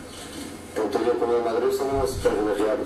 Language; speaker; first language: Spanish; non-native, fluent; Portuguese